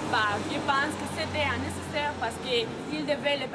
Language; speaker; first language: French; non-native, learner; Spanish